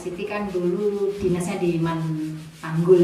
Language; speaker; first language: Indonesian; native; Indonesian